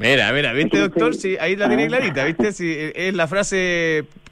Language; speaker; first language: Spanish; native; Spanish